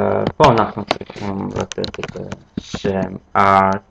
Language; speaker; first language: Hebrew; non-native, fluent; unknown